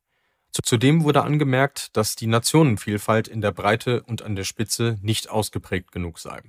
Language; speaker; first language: German; native; German